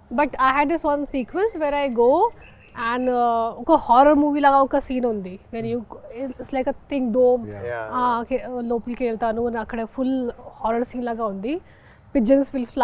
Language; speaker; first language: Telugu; non-native, local second language; Hindi